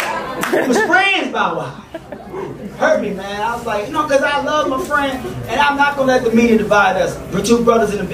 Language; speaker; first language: English; native; English